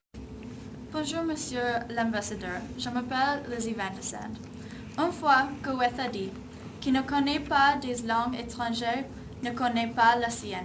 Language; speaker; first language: French; non-native, learner; English